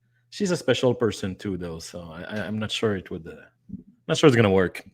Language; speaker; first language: English; non-native, fluent; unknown